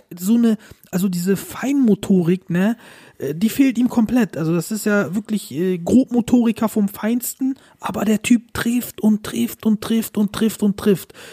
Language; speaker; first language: German; early bilingual, other home language; Turkish